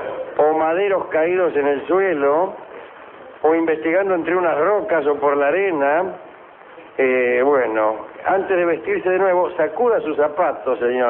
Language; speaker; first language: Spanish; native; Spanish